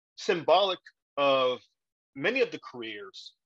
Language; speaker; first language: English; native; English